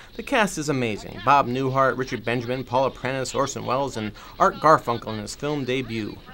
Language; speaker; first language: English; native; English